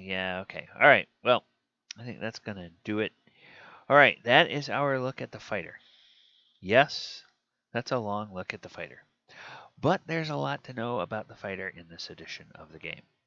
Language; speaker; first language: English; native; English